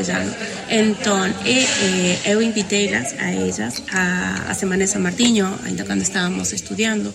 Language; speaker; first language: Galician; non-native, learner; Spanish